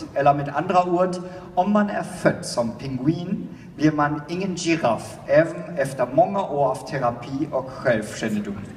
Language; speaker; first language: Swedish; non-native, fluent; German